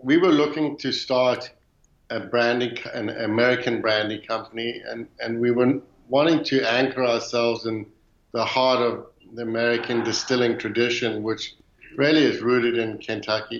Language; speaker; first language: English; native; English